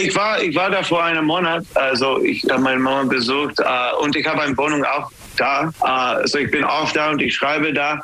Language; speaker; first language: German; non-native, learner; English